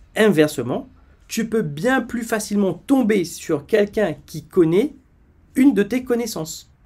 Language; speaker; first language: French; native; French